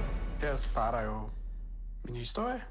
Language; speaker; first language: Danish; early bilingual, other home language; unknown